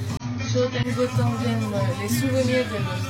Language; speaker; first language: Spanish; non-native, learner; French